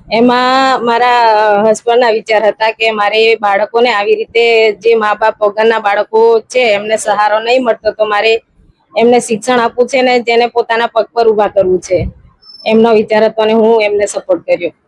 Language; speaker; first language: Gujarati; non-native, local second language; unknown